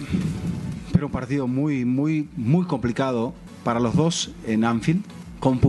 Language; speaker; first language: Spanish; native; Spanish